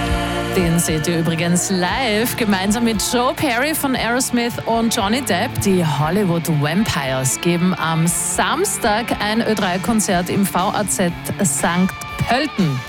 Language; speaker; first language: German; native; German